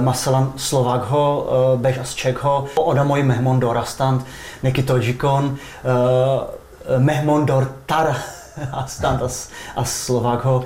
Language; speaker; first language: Persian; non-native, fluent; Czech